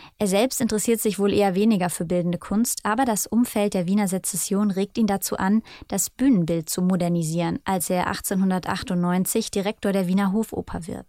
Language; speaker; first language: German; native; German